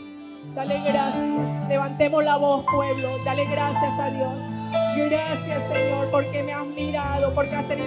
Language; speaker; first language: Spanish; native; Spanish